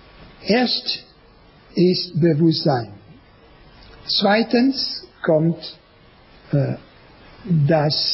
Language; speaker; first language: German; non-native, learner; French